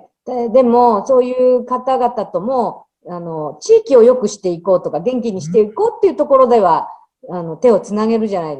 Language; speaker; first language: Japanese; native; Japanese